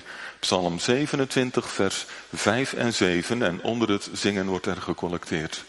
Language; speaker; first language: Dutch; native; Dutch